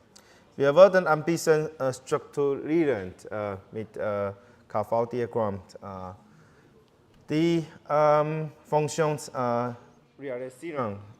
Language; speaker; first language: German; non-native, learner; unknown